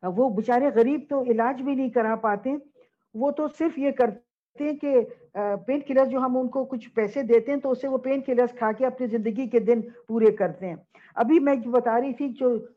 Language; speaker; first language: Urdu; native; Urdu